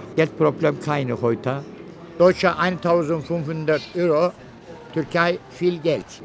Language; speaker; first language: German; non-native, learner; Turkish